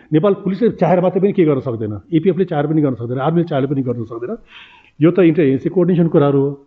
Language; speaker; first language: Nepali; native; Nepali